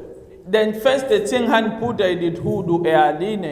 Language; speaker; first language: Danish; non-native, fluent; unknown